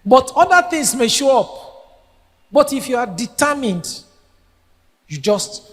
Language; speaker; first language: English; non-native, local second language; Yoruba